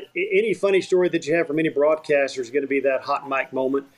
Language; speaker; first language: English; native; English